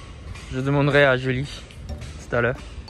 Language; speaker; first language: French; non-native, fluent; Japanese